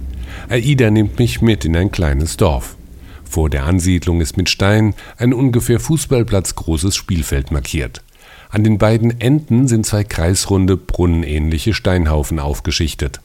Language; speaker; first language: German; native; German